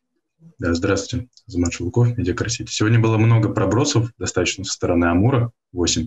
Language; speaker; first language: Russian; native; Russian